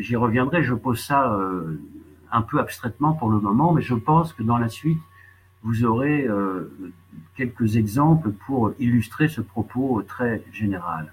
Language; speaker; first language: French; native; French